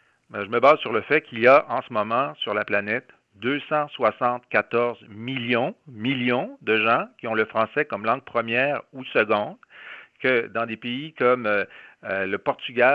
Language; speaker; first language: French; native; French